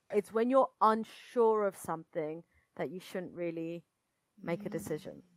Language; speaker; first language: English; native; English